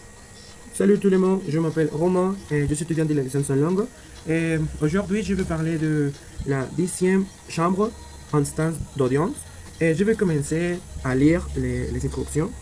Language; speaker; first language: French; non-native, learner; Spanish